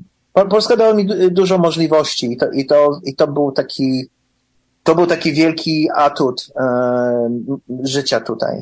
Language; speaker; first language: Polish; early bilingual, heritage; English